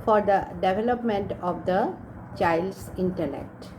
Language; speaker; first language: English; non-native, local second language; Assamese